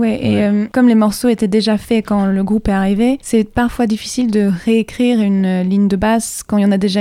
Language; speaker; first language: French; native; French